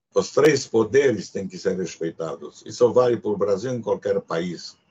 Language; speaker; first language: Portuguese; non-native, fluent; Hungarian